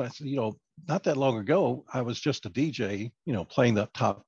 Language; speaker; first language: English; native; English